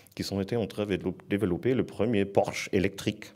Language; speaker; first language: French; non-native, fluent; German